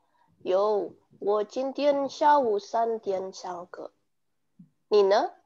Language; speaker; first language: Chinese; non-native, learner; Indonesian